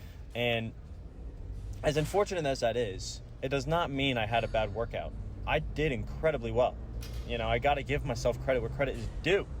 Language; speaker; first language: English; native; English